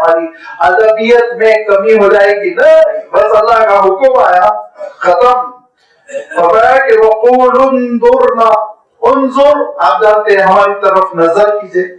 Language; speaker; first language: Urdu; native; Urdu